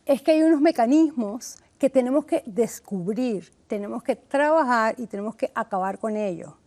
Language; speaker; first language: Spanish; native; Spanish